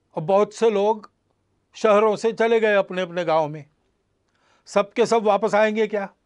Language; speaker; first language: Hindi; non-native, local second language; Marathi